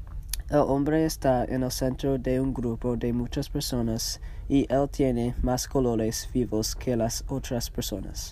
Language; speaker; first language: Spanish; non-native, learner; English